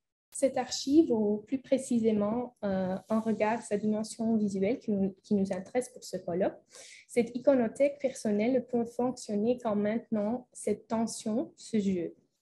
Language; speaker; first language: French; non-native, fluent; Dutch